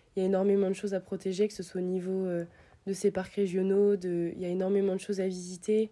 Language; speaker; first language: French; early bilingual, other home language; Italian